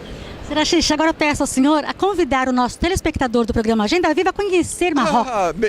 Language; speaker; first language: Portuguese; native; Portuguese